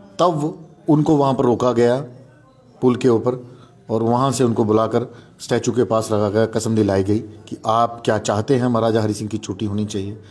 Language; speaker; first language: Hindi; non-native, local second language; Dogri